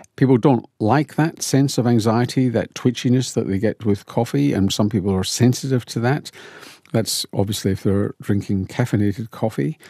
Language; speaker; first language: English; native; English